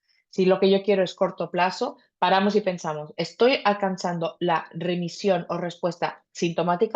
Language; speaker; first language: Spanish; native; Spanish